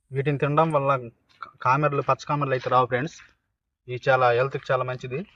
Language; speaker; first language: Telugu; non-native, local second language; Koya